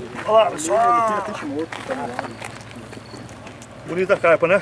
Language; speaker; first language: Portuguese; native; Portuguese